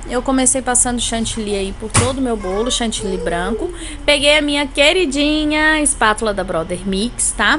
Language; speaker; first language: Portuguese; native; Portuguese